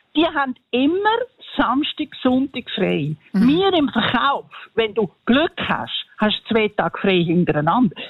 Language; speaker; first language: German; native; German